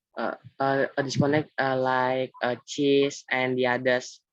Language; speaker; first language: English; non-native, learner; Indonesian